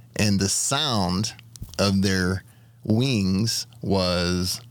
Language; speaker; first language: English; native; English